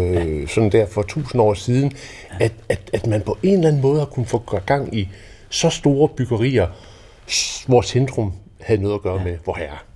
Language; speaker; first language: Danish; native; Danish